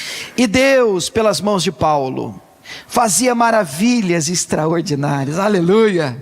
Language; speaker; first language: Portuguese; native; Portuguese